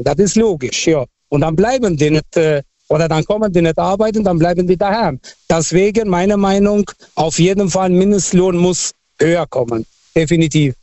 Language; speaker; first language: German; early bilingual, other home language; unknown